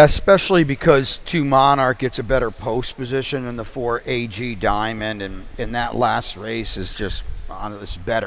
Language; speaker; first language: English; native; English